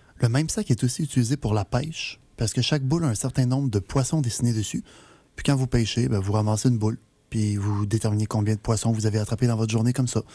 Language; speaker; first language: French; native; French